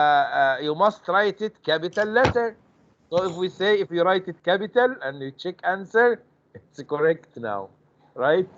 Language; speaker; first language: English; non-native, fluent; Arabic